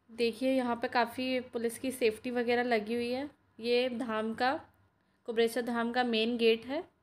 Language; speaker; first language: Hindi; native; Hindi